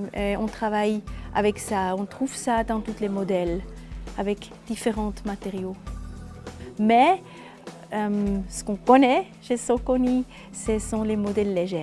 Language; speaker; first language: French; non-native, fluent; German